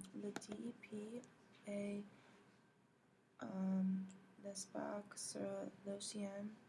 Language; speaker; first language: French; non-native, learner; English